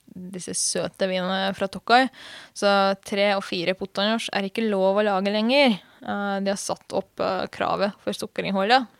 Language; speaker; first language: Norwegian; non-native, fluent; Hungarian